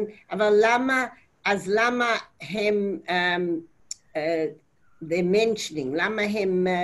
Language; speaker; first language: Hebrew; non-native, learner; English